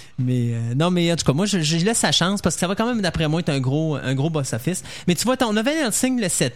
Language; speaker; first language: French; native; French